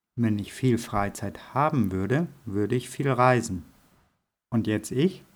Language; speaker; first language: German; native; German